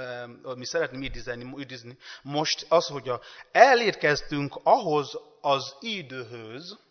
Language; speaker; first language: Hungarian; non-native, learner; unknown